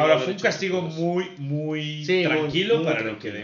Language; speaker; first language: Spanish; native; Spanish